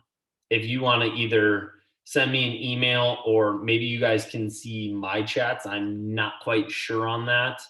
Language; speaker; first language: English; native; English